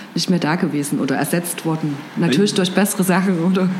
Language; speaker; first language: German; native; German